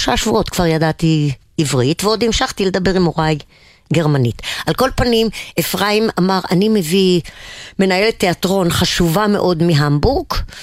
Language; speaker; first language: Hebrew; non-native, local second language; German